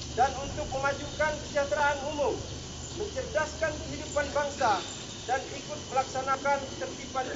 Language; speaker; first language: Indonesian; native; Indonesian